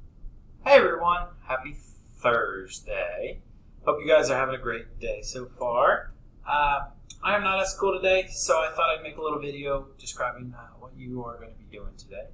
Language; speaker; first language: English; native; English